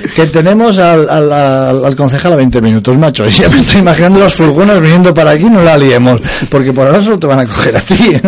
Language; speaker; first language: Spanish; non-native, local second language; Catalan